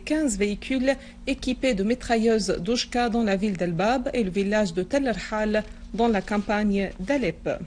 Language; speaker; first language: French; non-native, fluent; Arabic